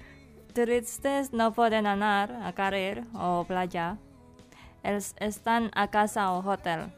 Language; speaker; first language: Catalan; non-native, learner; Indonesian